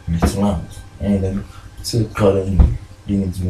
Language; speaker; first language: German; native; German